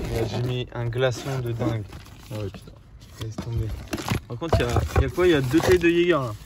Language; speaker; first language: French; native; French